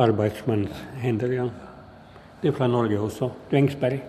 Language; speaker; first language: Norwegian; non-native, fluent; Finnish